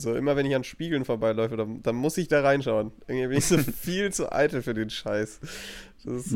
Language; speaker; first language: German; native; German